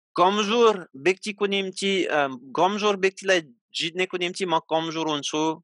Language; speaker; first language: Nepali; non-native, fluent; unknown